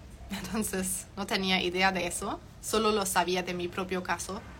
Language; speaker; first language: Spanish; non-native, fluent; German